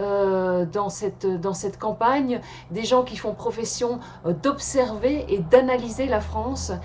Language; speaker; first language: French; native; French